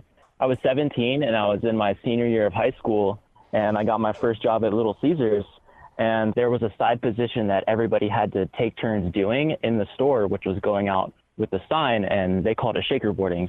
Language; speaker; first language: English; native; English